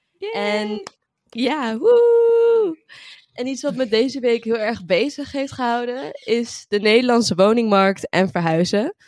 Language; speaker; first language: Dutch; native; Dutch